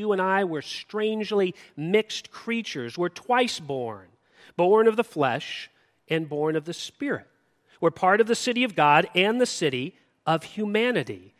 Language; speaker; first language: English; native; English